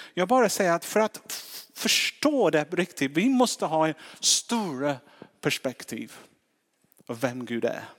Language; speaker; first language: Swedish; non-native, fluent; English